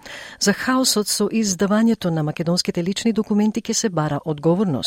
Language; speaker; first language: Macedonian; native; Macedonian